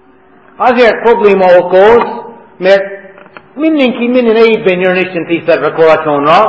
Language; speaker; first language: Hungarian; non-native, fluent; English